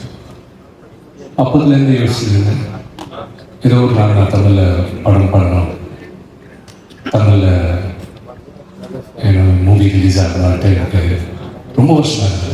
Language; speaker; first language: Tamil; non-native, local second language; Telugu